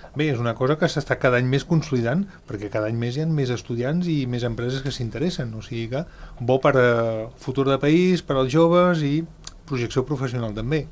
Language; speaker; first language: Catalan; native; Catalan